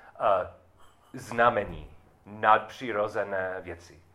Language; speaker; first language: Czech; non-native, learner; English